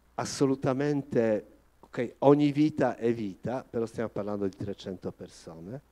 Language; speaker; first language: Italian; non-native, fluent; Polish